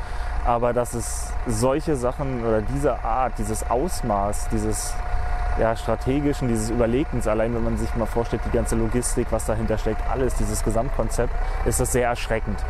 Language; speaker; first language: German; native; German